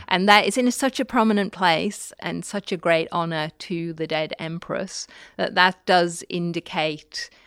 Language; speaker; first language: English; native; English